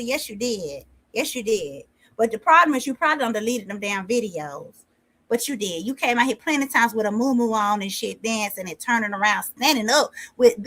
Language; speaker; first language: English; native; English